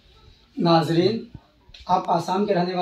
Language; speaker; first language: Hindi; native; Hindi